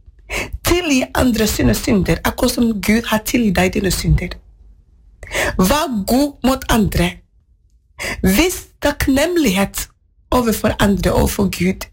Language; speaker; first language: Norwegian; non-native, fluent; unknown